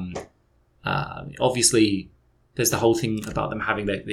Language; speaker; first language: English; native; English